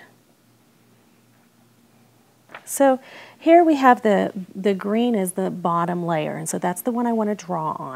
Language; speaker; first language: English; native; English